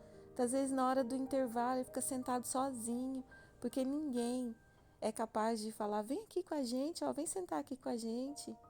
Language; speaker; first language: Portuguese; native; Portuguese